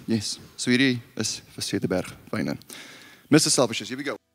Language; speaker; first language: English; non-native, local second language; Afrikaans